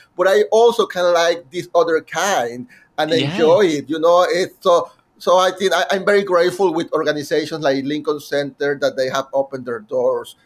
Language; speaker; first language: English; non-native, fluent; Spanish